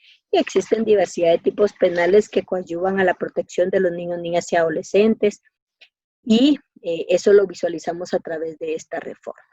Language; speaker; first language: Spanish; native; Spanish